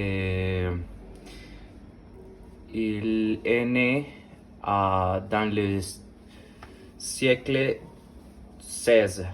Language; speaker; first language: French; non-native, learner; Spanish